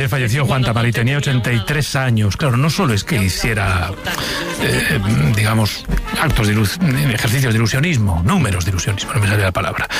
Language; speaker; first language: Spanish; native; Spanish